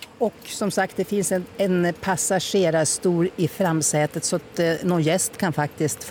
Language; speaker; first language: Swedish; native; Swedish